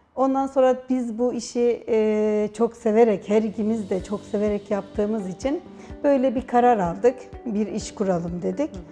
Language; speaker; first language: Turkish; native; Turkish